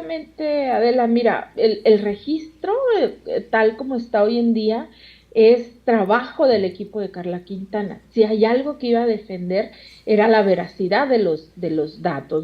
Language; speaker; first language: Spanish; native; Spanish